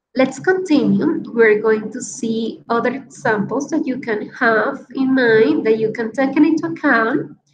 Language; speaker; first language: English; non-native, fluent; Spanish